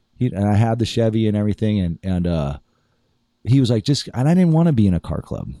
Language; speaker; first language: English; native; English